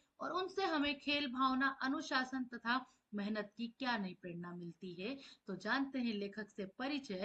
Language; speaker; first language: Hindi; native; Hindi